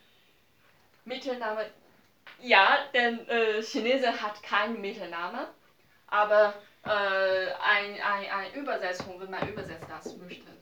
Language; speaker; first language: German; non-native, learner; Chinese